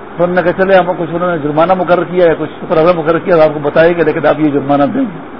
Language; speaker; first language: Urdu; non-native, local second language; Pashto